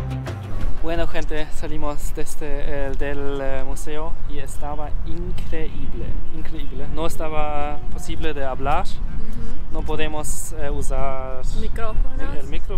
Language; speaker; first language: Spanish; non-native, learner; German